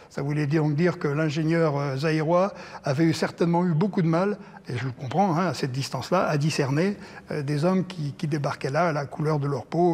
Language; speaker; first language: French; native; French